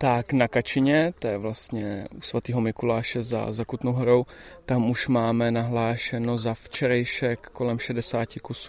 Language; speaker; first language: Czech; native; Czech